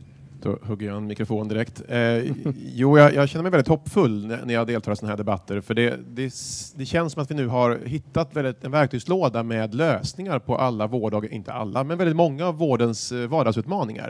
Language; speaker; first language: Swedish; native; Swedish